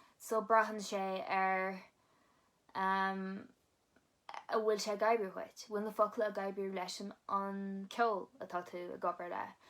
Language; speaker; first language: Irish; native; Irish